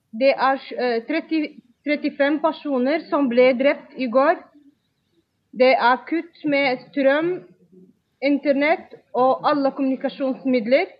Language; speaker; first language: Norwegian; non-native, fluent; Arabic